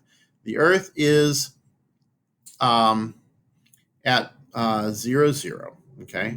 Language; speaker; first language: English; native; English